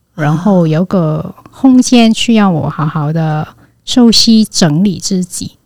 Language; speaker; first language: Chinese; non-native, fluent; Cantonese